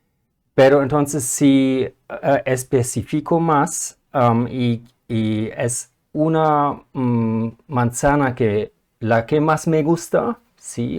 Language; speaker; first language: Spanish; non-native, fluent; German